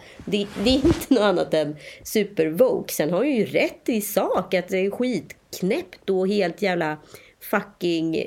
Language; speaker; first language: Swedish; native; Swedish